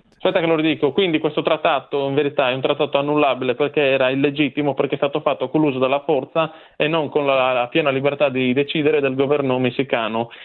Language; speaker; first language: Italian; native; Italian